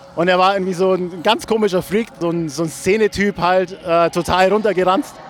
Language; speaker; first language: German; native; German